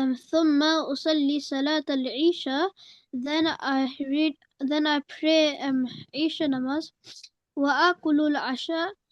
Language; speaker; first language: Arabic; non-native, learner; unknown